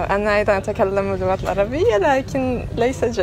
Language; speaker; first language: Arabic; non-native, learner; Turkish